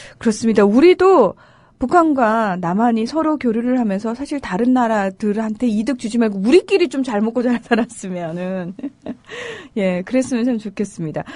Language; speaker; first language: Korean; native; Korean